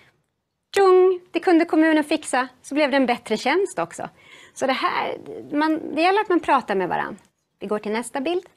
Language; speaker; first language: Swedish; native; Swedish